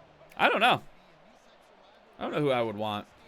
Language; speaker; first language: English; native; English